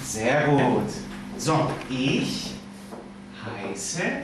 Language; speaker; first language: German; non-native, fluent; Greek